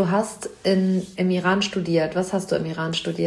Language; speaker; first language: German; native; German